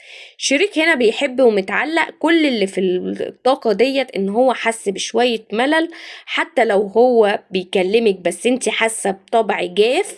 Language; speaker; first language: Arabic; native; Arabic